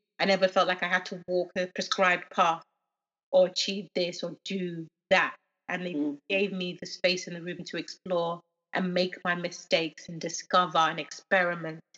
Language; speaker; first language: English; early bilingual, other home language; Yoruba